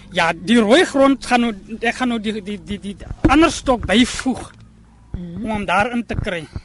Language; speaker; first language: Afrikaans; native; Afrikaans